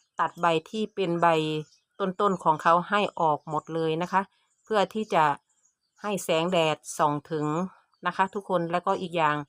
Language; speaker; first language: Thai; native; Thai